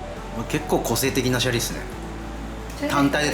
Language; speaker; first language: Japanese; native; Japanese